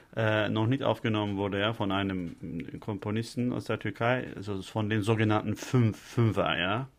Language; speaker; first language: German; non-native, fluent; Turkish